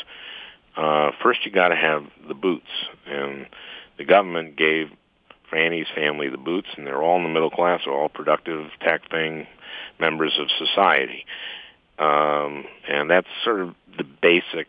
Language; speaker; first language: English; native; English